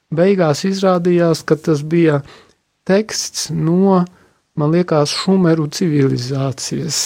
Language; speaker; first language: Latvian; non-native, local second language; Polish